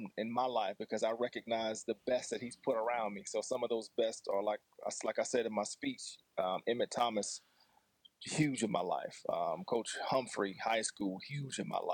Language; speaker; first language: English; native; English